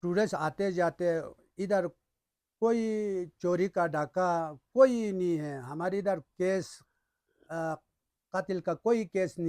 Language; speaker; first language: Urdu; non-native, local second language; Balti